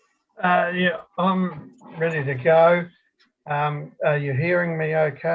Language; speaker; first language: English; native; English